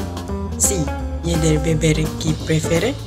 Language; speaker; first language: Spanish; non-native, learner; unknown